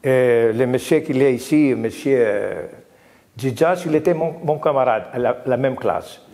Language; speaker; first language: French; non-native, learner; Greek